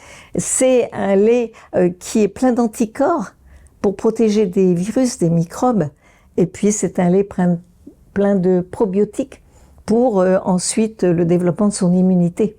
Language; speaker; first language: French; native; French